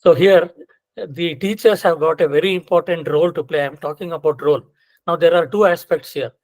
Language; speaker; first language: English; non-native, local second language; Kannada